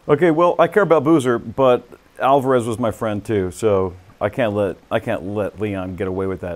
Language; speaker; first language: English; native; English